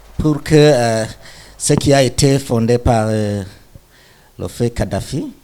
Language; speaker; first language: French; non-native, local second language; Rundi